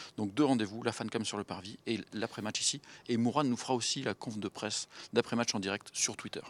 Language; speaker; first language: French; native; French